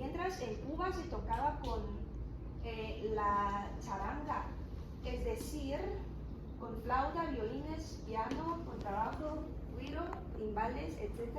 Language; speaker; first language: Spanish; non-native, fluent; Chinese